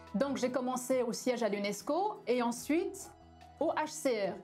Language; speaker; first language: French; early bilingual, other home language; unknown